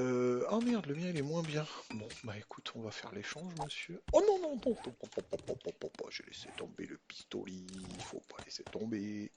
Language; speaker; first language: French; native; French